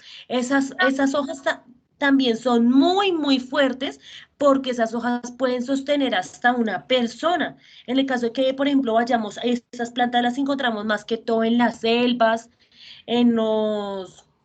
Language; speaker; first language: Spanish; native; Spanish